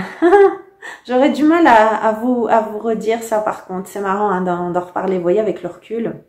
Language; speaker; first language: French; native; French